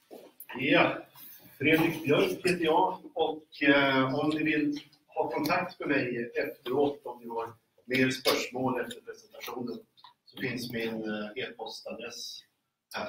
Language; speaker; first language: Swedish; native; Swedish